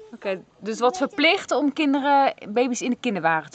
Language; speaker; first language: Dutch; native; Dutch